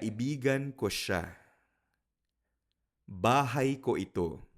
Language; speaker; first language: Filipino; non-native, fluent; Spanish